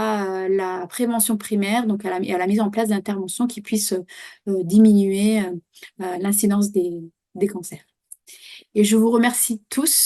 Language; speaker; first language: French; native; French